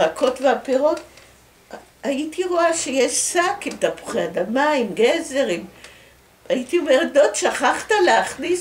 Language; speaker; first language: Hebrew; early bilingual, other home language; Dutch